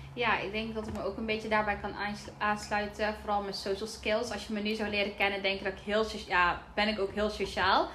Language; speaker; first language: Dutch; early bilingual, other home language; Somali